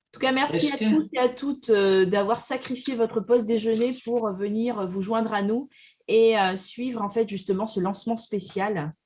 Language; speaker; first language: French; native; French